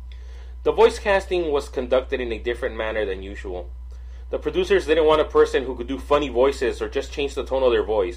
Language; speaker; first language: English; native; English